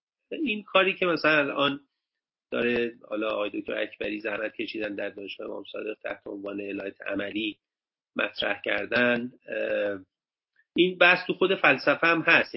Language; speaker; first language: Persian; native; Persian